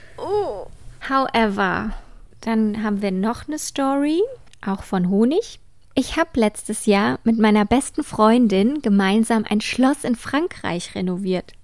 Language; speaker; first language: German; native; German